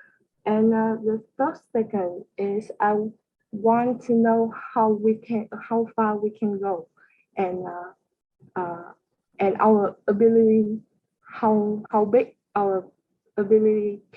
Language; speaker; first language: English; non-native, learner; Vietnamese